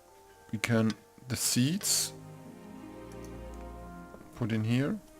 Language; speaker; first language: English; non-native, learner; German